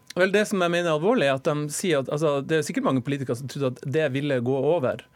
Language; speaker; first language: Norwegian; native; Norwegian